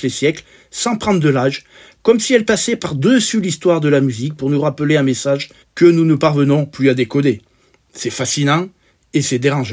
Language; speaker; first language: French; native; French